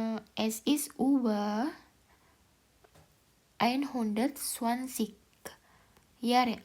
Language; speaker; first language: German; non-native, learner; Indonesian